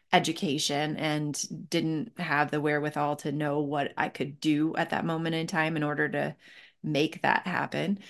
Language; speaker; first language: English; native; English